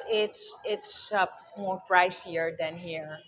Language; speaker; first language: English; non-native, fluent; Dutch